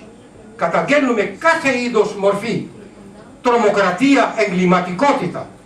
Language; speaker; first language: Greek; non-native, learner; Urdu